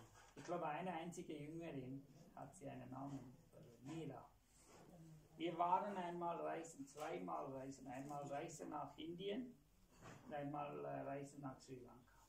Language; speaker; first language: German; non-native, learner; Tamil